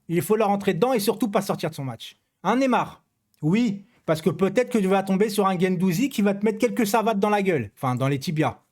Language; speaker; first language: French; native; French